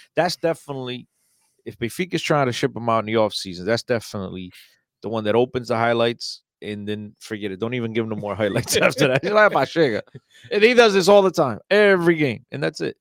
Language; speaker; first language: English; early bilingual, other home language; Portuguese